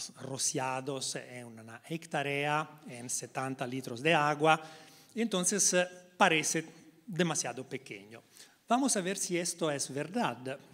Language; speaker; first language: Spanish; non-native, learner; Italian